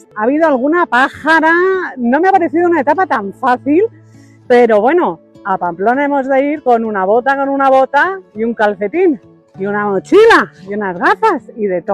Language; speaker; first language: Spanish; native; Spanish